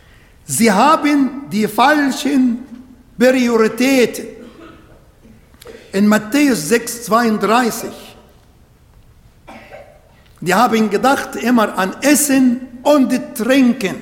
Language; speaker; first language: German; non-native, fluent; Arabic